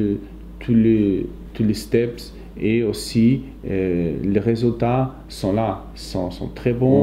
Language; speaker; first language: French; non-native, fluent; Portuguese